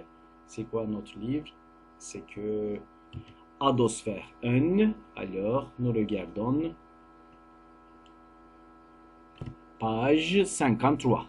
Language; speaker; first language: French; non-native, fluent; Turkish